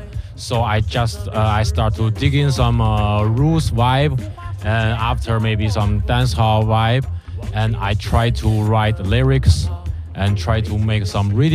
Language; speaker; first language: English; non-native, learner; Chinese